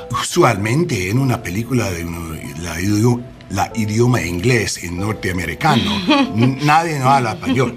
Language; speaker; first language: Spanish; non-native, learner; English